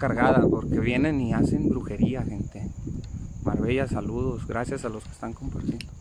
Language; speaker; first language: Spanish; native; Spanish